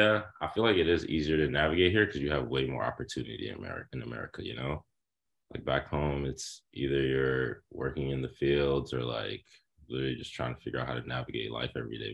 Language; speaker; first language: English; native; English